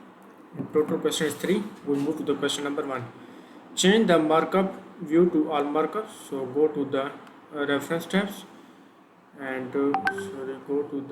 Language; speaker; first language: English; non-native, learner; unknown